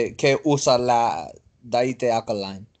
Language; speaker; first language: Spanish; non-native, learner; English